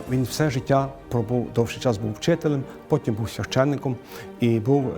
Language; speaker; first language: Ukrainian; native; Ukrainian